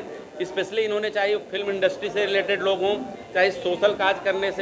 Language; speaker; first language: Hindi; native; Hindi